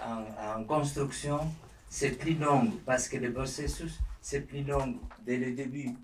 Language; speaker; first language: French; non-native, learner; Spanish